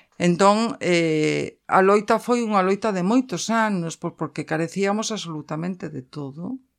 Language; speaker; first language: Galician; native; Galician